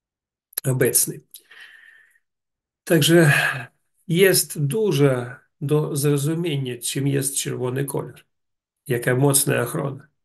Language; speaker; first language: Polish; non-native, learner; Russian